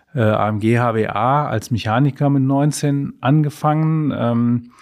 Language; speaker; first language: German; native; German